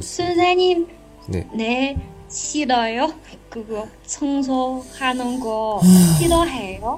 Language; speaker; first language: Korean; non-native, learner; Chinese